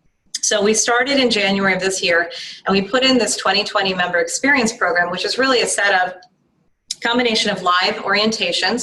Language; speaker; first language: English; native; English